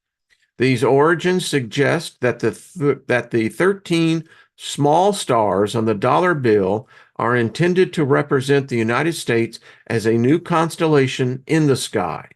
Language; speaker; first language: English; native; English